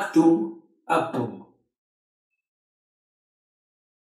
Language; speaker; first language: German; non-native, learner; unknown